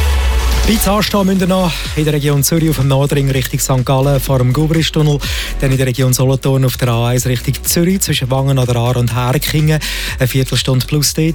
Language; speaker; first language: German; native; German